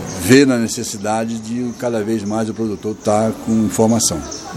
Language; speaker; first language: Portuguese; native; Portuguese